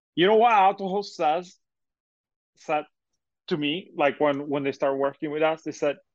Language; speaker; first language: English; non-native, fluent; Italian